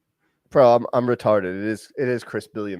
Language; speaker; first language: English; native; English